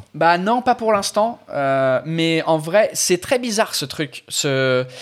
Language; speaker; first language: French; non-native, fluent; English